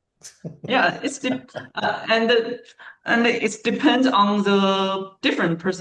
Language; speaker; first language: English; non-native, learner; Chinese